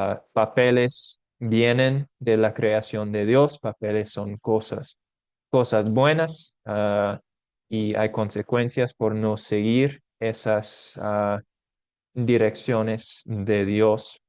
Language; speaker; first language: Spanish; non-native, fluent; English